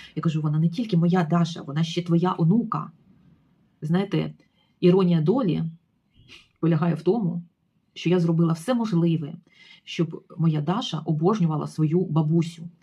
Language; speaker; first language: Ukrainian; native; Ukrainian